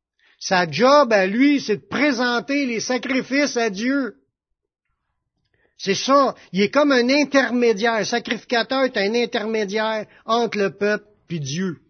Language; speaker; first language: French; native; French